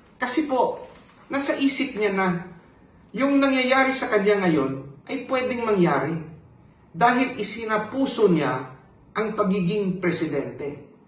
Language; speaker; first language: Filipino; non-native, local second language; Hiligaynon